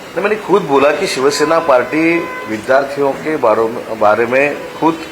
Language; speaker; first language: Hindi; non-native, local second language; Marathi